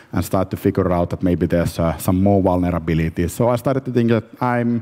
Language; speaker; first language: English; non-native, fluent; Finnish